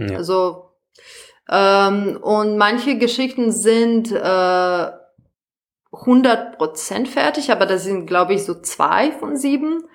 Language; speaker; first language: German; non-native, fluent; Serbian